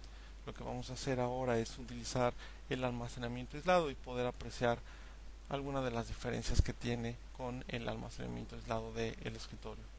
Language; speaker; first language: Spanish; native; Spanish